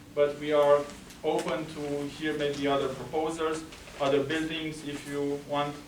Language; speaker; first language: English; non-native, fluent; Romanian